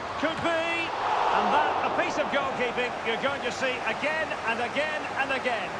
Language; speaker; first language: English; native; English